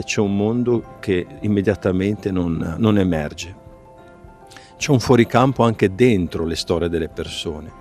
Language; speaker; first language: Italian; native; Italian